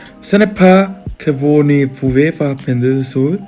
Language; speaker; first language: French; non-native, learner; Spanish